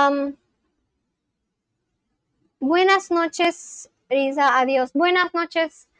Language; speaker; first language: Spanish; non-native, learner; English